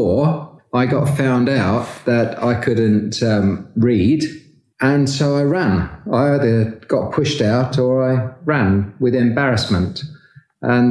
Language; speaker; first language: English; native; English